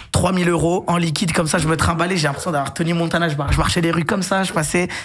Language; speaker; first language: French; native; French